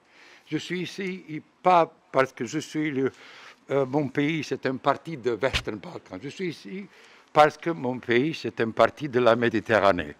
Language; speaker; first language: French; non-native, fluent; Bosnian